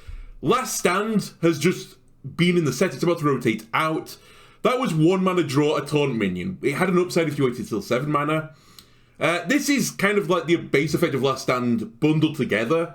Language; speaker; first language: English; native; English